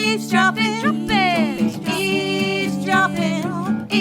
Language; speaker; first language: English; native; English